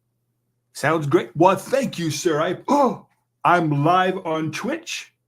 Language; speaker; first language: English; native; English